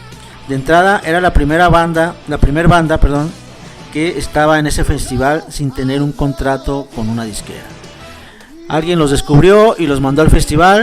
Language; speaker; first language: Spanish; native; Spanish